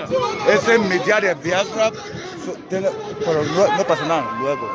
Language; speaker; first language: Spanish; non-native, learner; Igbo